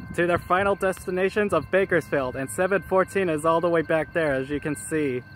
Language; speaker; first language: English; native; English